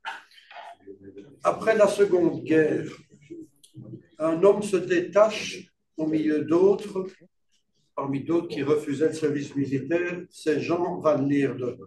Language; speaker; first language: French; native; French